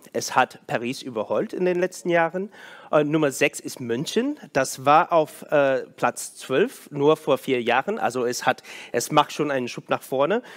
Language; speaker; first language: German; non-native, fluent; English